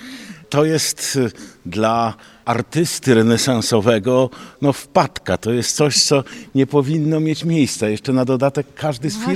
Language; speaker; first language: Polish; native; Polish